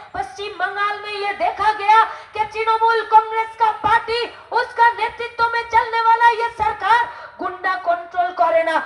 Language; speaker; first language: Hindi; non-native, local second language; Bangla